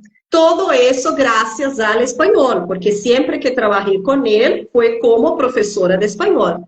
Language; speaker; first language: Spanish; non-native, fluent; Portuguese